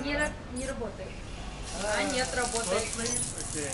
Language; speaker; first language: Russian; native; Russian